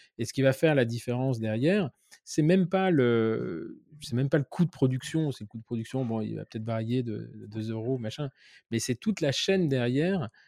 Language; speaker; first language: French; native; French